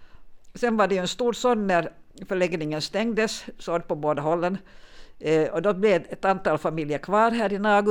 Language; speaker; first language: Swedish; native; Swedish